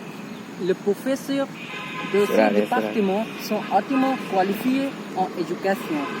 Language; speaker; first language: French; non-native, learner; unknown